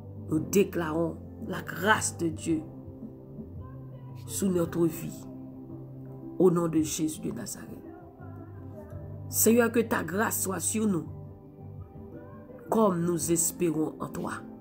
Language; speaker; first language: French; native; French